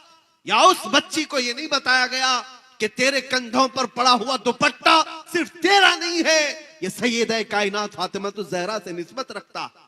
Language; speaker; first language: Hindi; native; Hindi